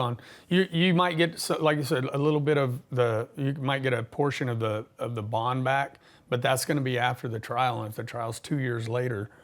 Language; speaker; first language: English; native; English